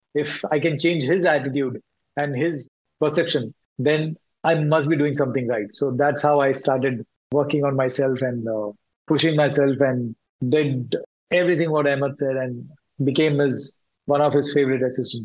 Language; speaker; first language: English; non-native, local second language; Malayalam